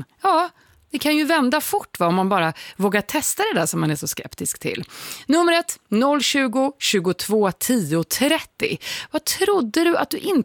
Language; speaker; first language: Swedish; native; Swedish